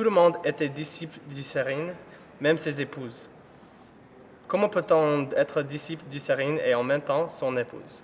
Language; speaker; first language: French; non-native, fluent; English